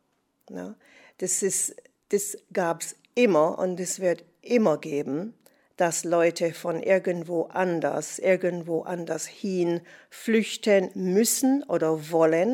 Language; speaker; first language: German; non-native, fluent; English